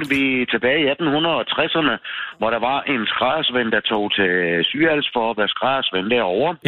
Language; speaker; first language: Danish; native; Danish